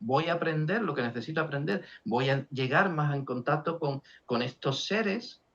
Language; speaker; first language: Spanish; native; Spanish